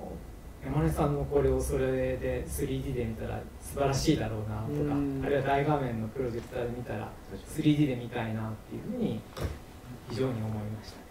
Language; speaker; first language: Japanese; native; Japanese